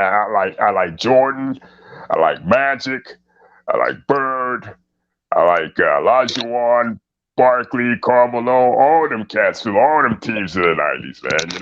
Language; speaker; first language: English; native; English